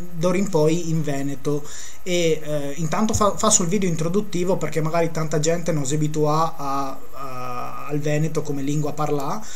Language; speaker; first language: Italian; non-native, local second language; Venetian